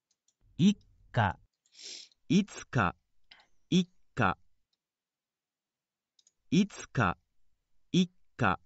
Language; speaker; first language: Japanese; non-native, learner; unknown